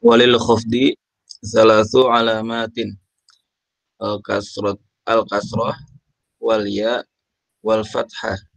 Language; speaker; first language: Arabic; non-native, learner; Indonesian